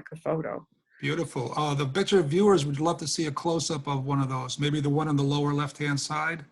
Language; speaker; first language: English; native; English